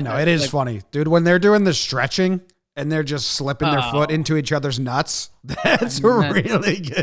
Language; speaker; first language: English; native; English